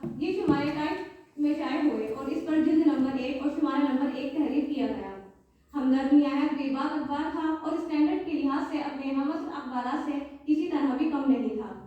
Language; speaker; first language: Urdu; native; Urdu